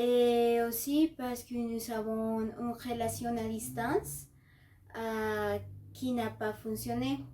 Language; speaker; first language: French; non-native, learner; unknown